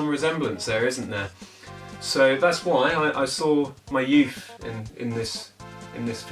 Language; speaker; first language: English; native; English